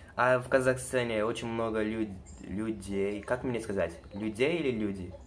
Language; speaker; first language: Russian; non-native, learner; Portuguese